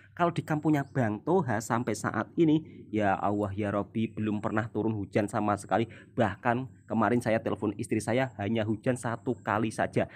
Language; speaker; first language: Indonesian; native; Indonesian